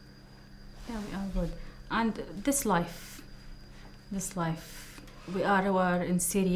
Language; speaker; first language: English; non-native, learner; Arabic